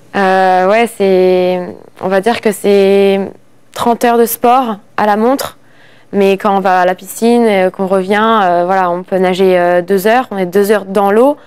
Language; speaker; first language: French; native; French